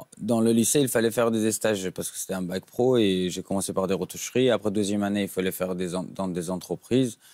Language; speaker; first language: French; non-native, fluent; Persian